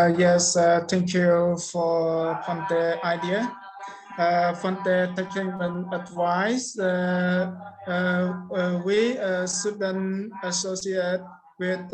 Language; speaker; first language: English; non-native, learner; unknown